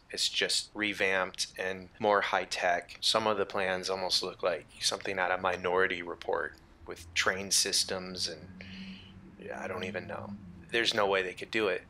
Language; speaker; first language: English; native; English